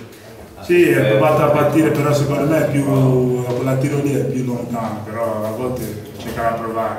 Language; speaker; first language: Italian; non-native, learner; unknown